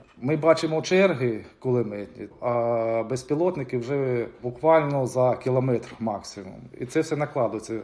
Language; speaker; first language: Ukrainian; native; Ukrainian